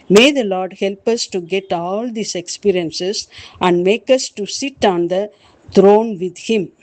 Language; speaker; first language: English; non-native, local second language; Tamil